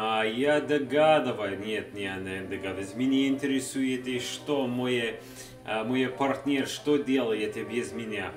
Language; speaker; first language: Russian; non-native, learner; English